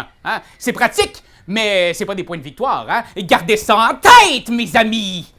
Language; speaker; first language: French; native; French